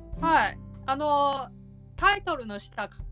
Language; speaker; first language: Japanese; non-native, learner; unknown